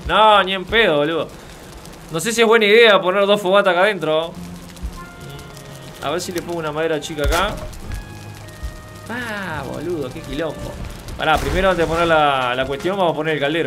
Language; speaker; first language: Spanish; native; Spanish